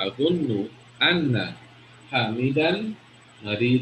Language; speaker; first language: Arabic; non-native, fluent; English